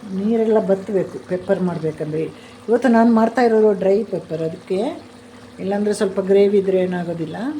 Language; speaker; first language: Kannada; non-native, local second language; Malayalam